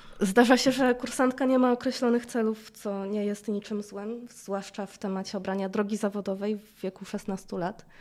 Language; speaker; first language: Polish; native; Polish